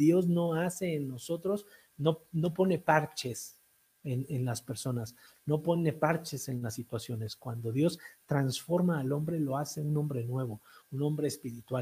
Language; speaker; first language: Spanish; native; Spanish